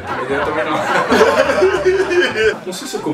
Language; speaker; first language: Portuguese; non-native, fluent; French